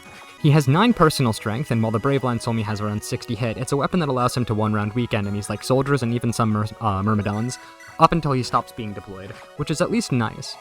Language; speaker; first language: English; native; English